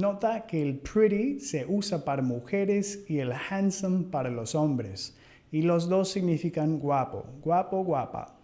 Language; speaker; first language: Spanish; non-native, fluent; English